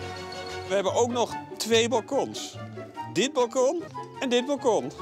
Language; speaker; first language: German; non-native, learner; Dutch